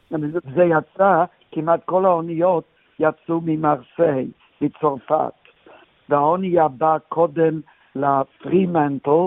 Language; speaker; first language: Hebrew; non-native, fluent; English